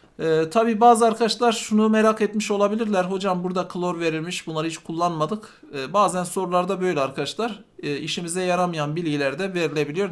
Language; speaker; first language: Turkish; native; Turkish